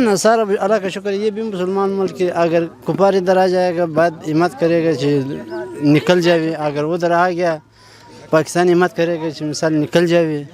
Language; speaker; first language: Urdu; non-native, local second language; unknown